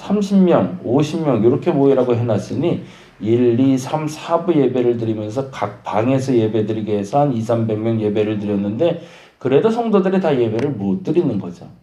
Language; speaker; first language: Korean; native; Korean